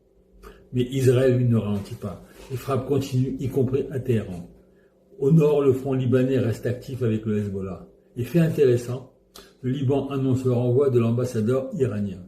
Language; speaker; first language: French; native; French